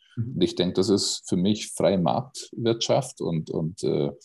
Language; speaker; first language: German; non-native, fluent; Hungarian